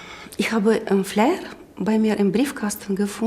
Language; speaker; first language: German; non-native, learner; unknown